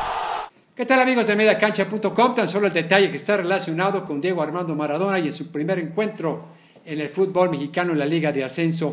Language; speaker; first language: Spanish; native; Spanish